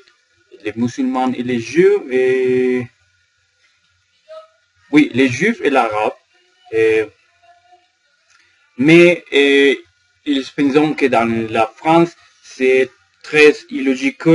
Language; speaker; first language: French; non-native, learner; Spanish